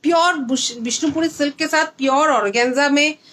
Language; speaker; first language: Hindi; non-native, local second language; Bangla